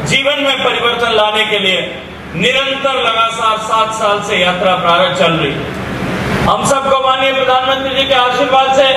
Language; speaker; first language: Hindi; native; Hindi